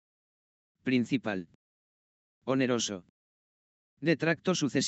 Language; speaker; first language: Spanish; native; Spanish